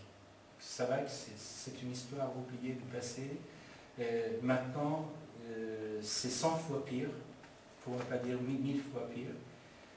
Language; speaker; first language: French; non-native, fluent; Persian